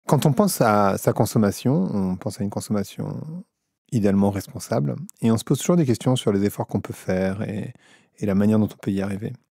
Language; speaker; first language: French; native; French